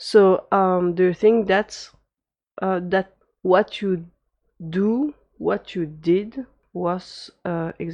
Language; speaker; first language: English; non-native, fluent; French